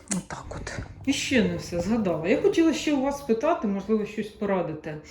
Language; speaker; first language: Ukrainian; non-native, local second language; Russian